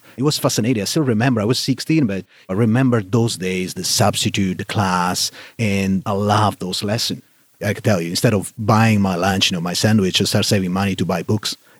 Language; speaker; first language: English; non-native, fluent; Italian